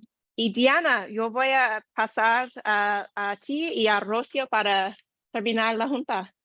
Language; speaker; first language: Spanish; non-native, learner; English